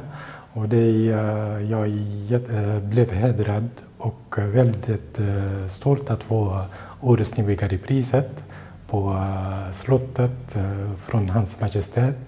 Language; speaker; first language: Swedish; non-native, fluent; Arabic